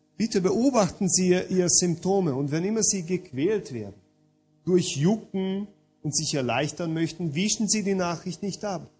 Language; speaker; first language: German; non-native, fluent; Hungarian